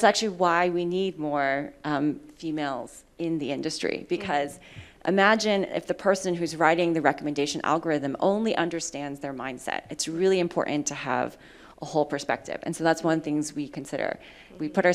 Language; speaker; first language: English; early bilingual, other home language; Vietnamese